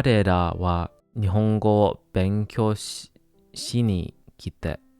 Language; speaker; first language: Japanese; non-native, learner; English